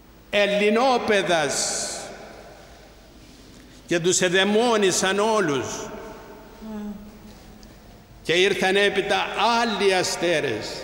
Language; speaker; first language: Greek; native; Greek